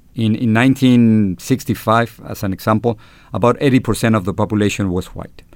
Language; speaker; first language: English; non-native, fluent; Spanish